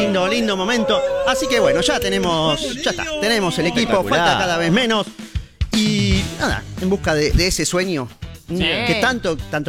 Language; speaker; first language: Spanish; native; Spanish